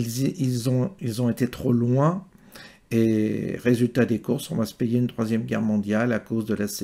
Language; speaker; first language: French; native; French